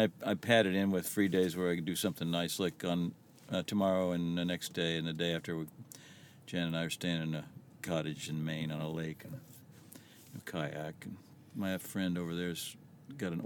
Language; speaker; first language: English; native; English